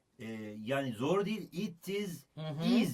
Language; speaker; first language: Turkish; native; Turkish